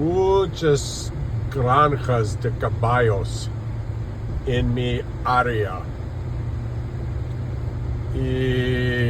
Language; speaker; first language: Spanish; non-native, learner; English